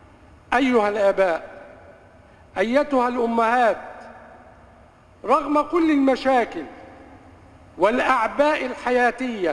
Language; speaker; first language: Arabic; native; Arabic